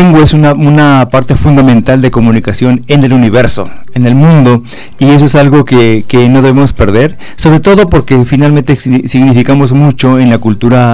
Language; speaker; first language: Spanish; non-native, local second language; Nahuatl languages